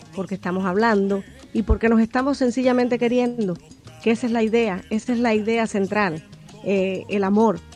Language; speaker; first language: Spanish; native; Spanish